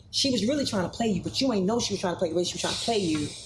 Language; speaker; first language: English; native; English